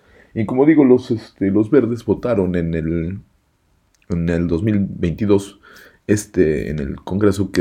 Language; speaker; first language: Spanish; native; Spanish